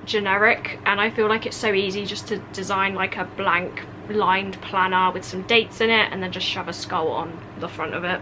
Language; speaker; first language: English; native; English